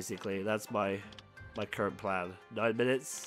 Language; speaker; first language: English; native; English